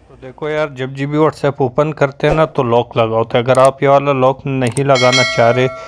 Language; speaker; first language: Urdu; native; Urdu